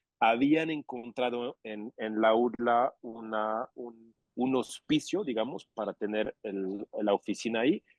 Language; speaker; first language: Spanish; non-native, fluent; French